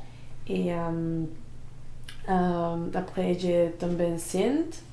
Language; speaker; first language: French; non-native, learner; Spanish